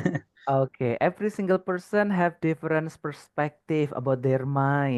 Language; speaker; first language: English; non-native, fluent; Indonesian